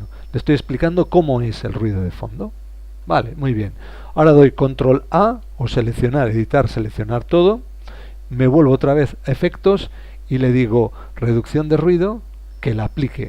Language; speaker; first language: Spanish; native; Spanish